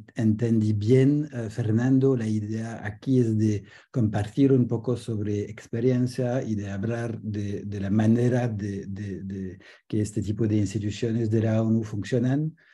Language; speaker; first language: Spanish; non-native, learner; French